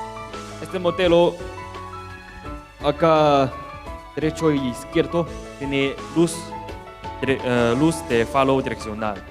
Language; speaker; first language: Spanish; non-native, learner; Chinese